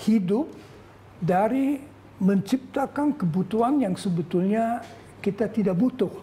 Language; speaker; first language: Indonesian; non-native, fluent; German